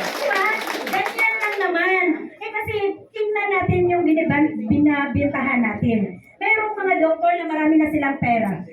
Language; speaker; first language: Filipino; non-native, local second language; Hiligaynon